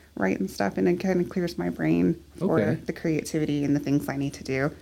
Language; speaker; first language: English; native; English